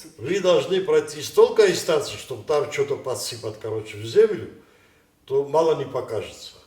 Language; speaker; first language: Russian; non-native, local second language; Ossetic